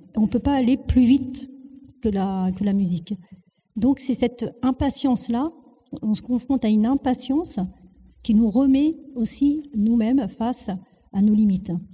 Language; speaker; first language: French; early bilingual, other home language; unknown